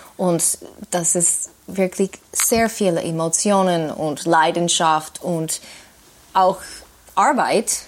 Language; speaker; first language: German; non-native, fluent; English